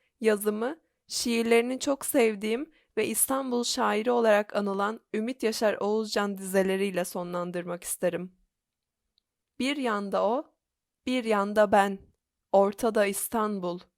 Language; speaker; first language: Turkish; native; Turkish